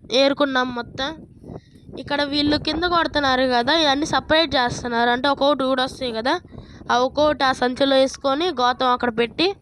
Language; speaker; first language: Telugu; native; Telugu